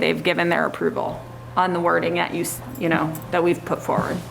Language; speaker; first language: English; native; English